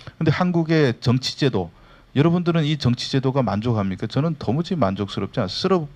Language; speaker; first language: Korean; native; Korean